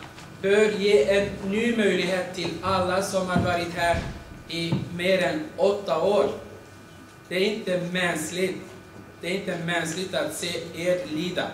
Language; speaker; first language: Swedish; non-native, fluent; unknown